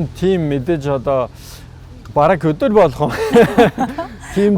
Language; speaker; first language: Mongolian; non-native, fluent; French